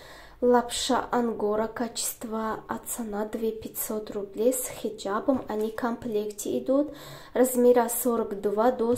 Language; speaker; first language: Russian; non-native, learner; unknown